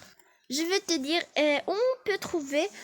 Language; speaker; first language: French; non-native, learner; Arabic